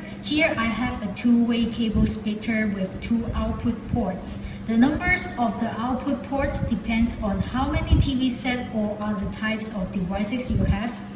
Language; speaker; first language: English; non-native, fluent; Chinese